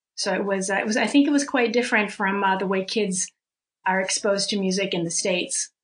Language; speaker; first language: English; early bilingual, other home language; Russian